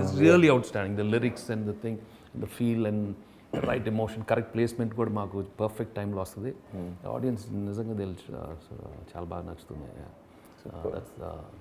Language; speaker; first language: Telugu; native; Telugu